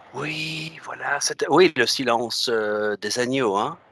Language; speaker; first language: French; native; French